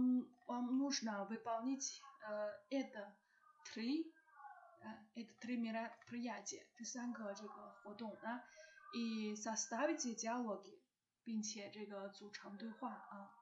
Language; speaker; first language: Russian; non-native, learner; Chinese